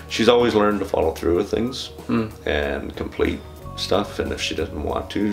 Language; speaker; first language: English; native; English